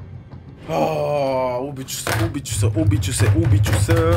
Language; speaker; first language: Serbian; early bilingual, heritage; English